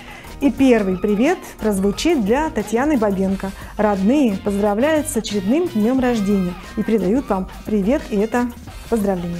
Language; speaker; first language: Russian; native; Russian